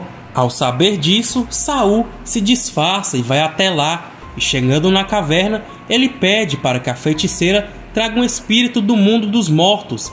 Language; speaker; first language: Portuguese; native; Portuguese